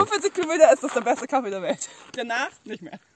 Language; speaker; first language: German; native; German